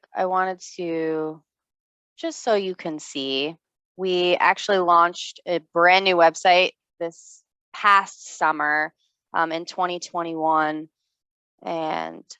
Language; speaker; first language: English; native; English